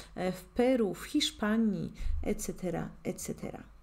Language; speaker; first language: Spanish; non-native, fluent; Polish